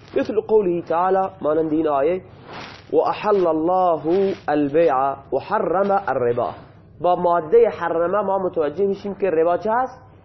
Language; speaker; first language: Persian; non-native, local second language; Baluchi